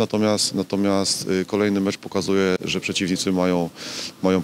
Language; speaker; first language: Polish; native; Polish